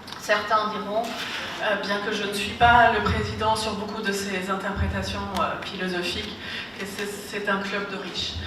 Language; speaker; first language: French; non-native, fluent; German